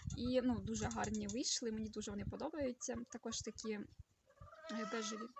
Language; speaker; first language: Ukrainian; native; Ukrainian